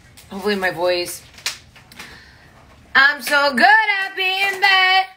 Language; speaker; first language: English; early bilingual, other home language; Korean